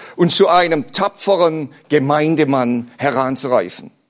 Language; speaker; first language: German; native; German